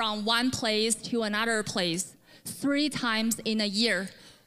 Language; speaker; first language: English; non-native, fluent; Chinese